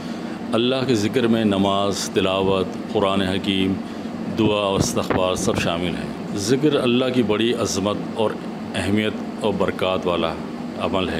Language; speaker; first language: Urdu; native; Urdu